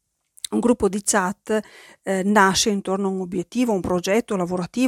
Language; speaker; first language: Italian; native; Italian